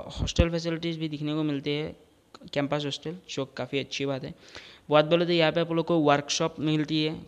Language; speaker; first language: Hindi; non-native, local second language; Assamese